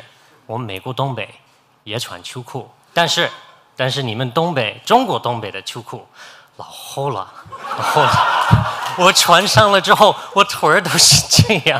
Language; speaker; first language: Chinese; non-native, fluent; English